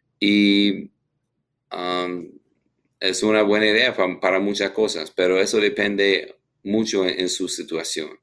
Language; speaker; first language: Spanish; non-native, fluent; English